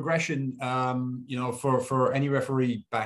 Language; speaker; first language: English; native; English